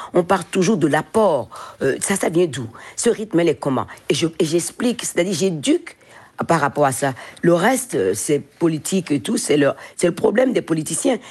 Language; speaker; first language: French; non-native, local second language; Fon